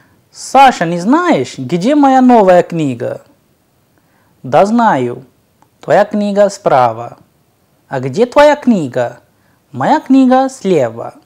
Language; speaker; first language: Russian; non-native, fluent; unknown